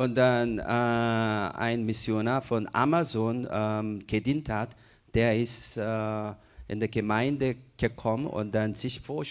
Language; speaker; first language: German; non-native, fluent; Korean